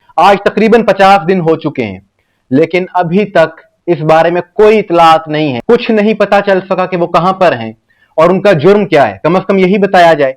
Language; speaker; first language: Urdu; native; Urdu